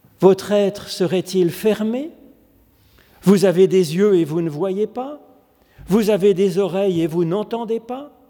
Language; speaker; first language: French; native; French